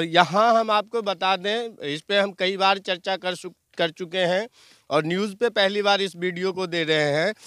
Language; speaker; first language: Hindi; native; Hindi